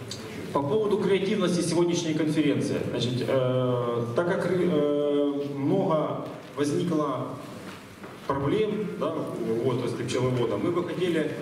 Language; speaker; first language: Russian; native; Russian